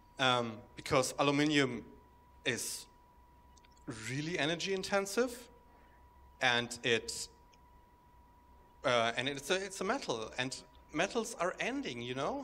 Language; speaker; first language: English; non-native, fluent; German